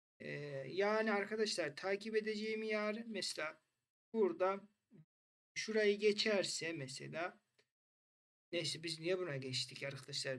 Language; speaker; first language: Turkish; native; Turkish